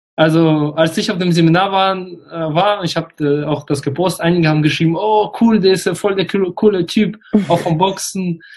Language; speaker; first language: German; non-native, fluent; Russian